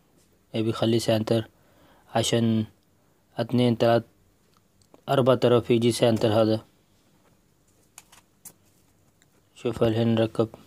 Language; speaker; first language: Arabic; non-native, learner; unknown